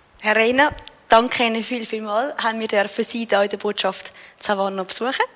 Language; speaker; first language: German; native; German